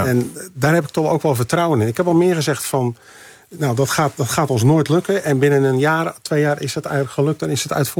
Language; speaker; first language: Dutch; native; Dutch